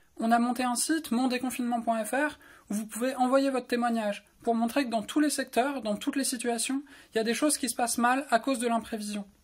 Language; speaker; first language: French; native; French